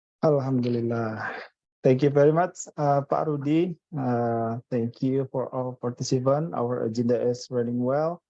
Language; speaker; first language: English; non-native, fluent; Indonesian